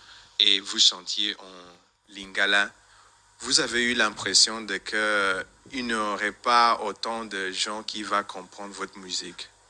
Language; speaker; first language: French; non-native, fluent; Spanish